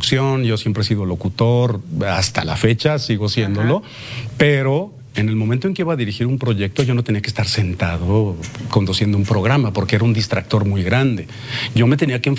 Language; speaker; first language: Spanish; native; Spanish